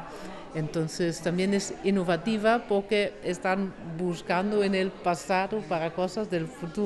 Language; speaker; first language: Spanish; non-native, fluent; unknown